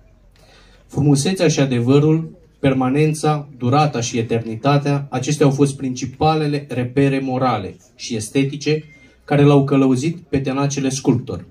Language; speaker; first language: Romanian; native; Romanian